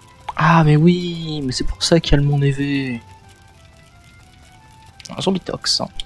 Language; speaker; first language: French; native; French